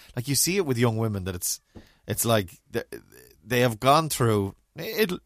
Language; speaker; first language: English; native; English